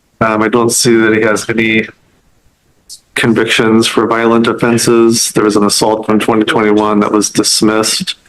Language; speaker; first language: English; native; English